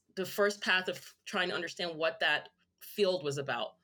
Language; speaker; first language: English; early bilingual, other home language; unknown